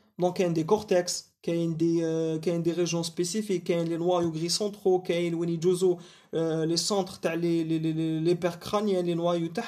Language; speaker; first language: French; non-native, local second language; Arabic